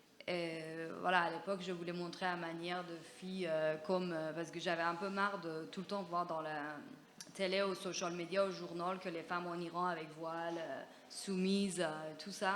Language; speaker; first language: French; non-native, fluent; Persian